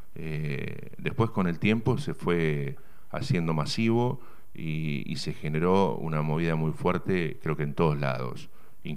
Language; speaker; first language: Spanish; native; Spanish